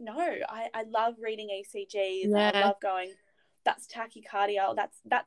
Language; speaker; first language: English; native; English